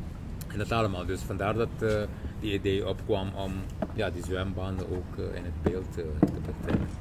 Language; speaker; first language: Dutch; non-native, local second language; Papiamento